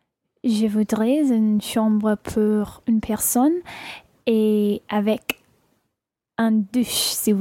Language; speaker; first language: French; non-native, learner; English